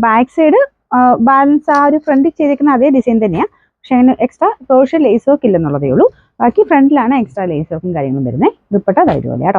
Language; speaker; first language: Malayalam; native; Malayalam